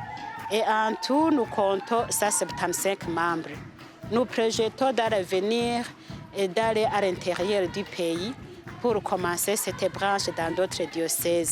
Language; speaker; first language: French; non-native, local second language; Rundi